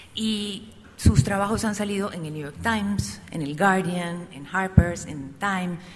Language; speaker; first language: Spanish; native; Spanish